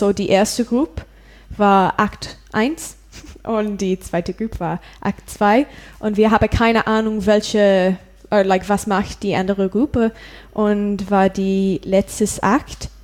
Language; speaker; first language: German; non-native, learner; English